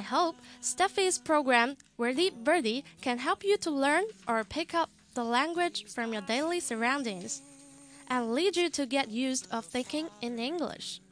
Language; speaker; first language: English; non-native, fluent; Chinese